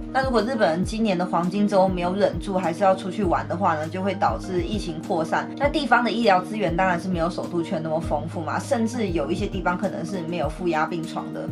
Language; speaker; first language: Chinese; native; Chinese